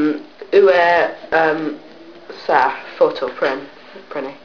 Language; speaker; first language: French; non-native, learner; English